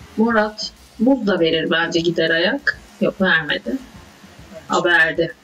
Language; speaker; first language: Turkish; native; Turkish